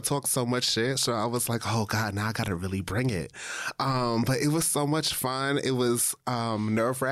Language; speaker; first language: English; native; English